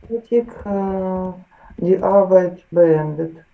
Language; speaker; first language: German; non-native, learner; Ukrainian